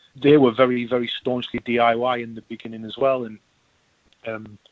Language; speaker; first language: English; native; English